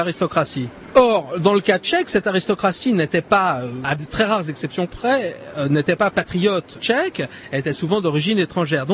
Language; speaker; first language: French; native; French